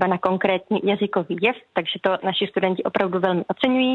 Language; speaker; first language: Czech; native; Czech